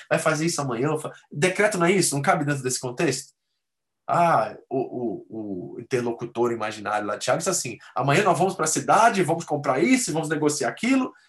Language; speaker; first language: Portuguese; native; Portuguese